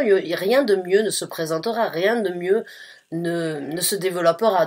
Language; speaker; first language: French; native; French